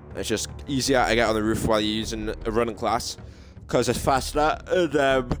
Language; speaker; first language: English; native; English